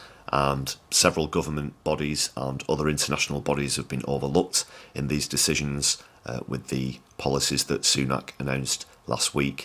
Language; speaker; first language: English; native; English